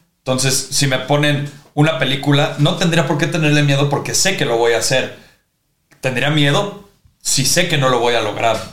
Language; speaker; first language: Spanish; native; Spanish